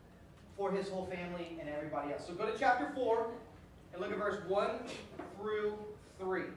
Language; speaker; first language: English; native; English